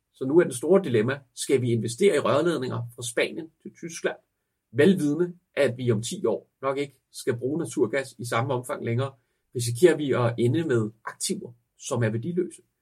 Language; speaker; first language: Danish; native; Danish